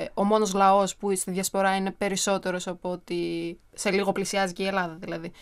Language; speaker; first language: Greek; early bilingual, other home language; Armenian